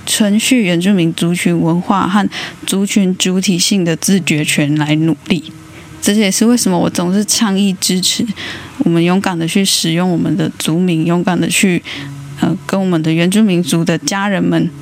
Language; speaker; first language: Chinese; native; Chinese